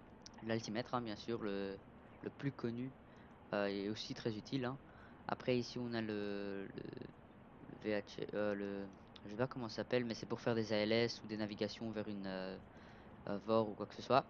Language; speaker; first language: French; native; French